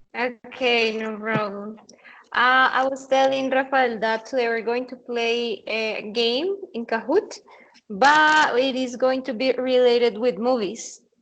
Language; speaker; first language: English; non-native, fluent; Spanish